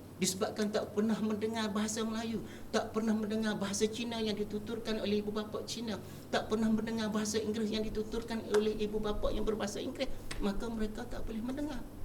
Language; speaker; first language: Malay; native; Malay